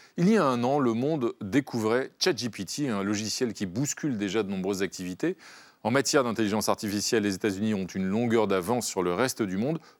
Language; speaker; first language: French; native; French